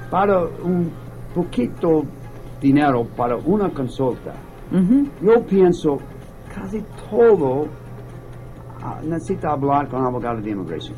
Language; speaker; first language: Spanish; non-native, learner; English